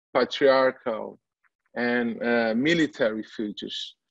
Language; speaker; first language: English; non-native, fluent; Portuguese